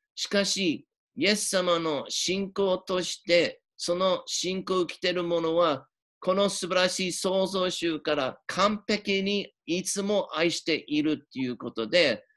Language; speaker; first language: Japanese; native; Japanese